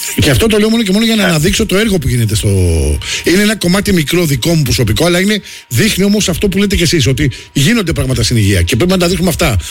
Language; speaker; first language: Greek; native; Greek